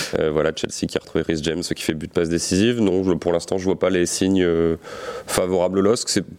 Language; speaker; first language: French; native; French